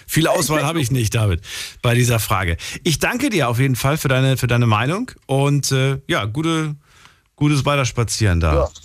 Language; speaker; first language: German; native; German